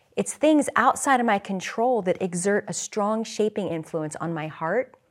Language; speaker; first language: English; native; English